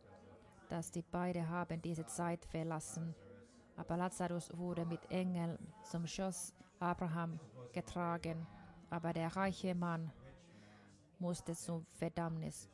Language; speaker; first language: German; non-native, fluent; Finnish